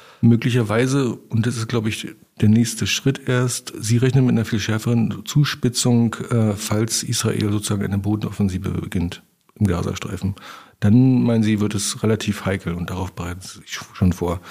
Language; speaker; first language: German; native; German